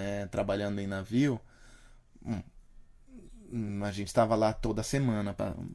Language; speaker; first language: Portuguese; native; Portuguese